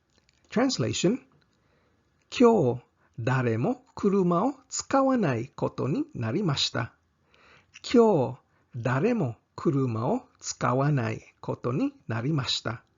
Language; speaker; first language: Japanese; non-native, fluent; English